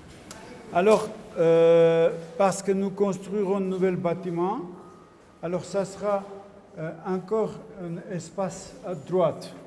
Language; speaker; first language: French; non-native, learner; Armenian